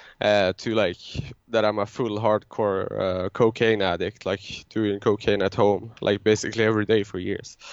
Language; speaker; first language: English; non-native, fluent; Swedish